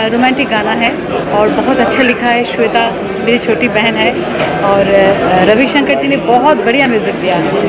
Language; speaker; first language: Hindi; native; Hindi